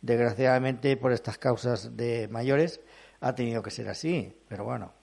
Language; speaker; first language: Spanish; non-native, local second language; Catalan